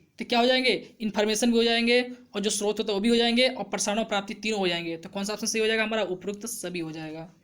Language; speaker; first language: Hindi; native; Hindi